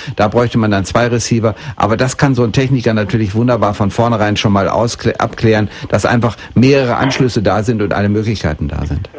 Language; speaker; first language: German; native; German